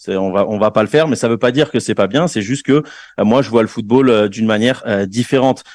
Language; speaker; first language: French; non-native, fluent; Spanish